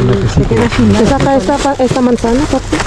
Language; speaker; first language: Spanish; non-native, learner; Filipino